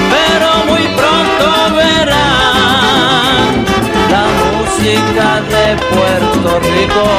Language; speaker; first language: Spanish; early bilingual, heritage; Spanish